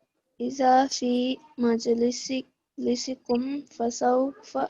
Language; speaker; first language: Arabic; non-native, learner; Divehi